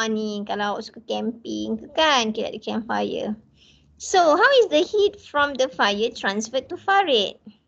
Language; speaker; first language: English; non-native, local second language; Malay